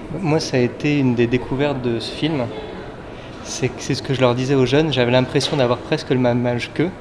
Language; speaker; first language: French; native; French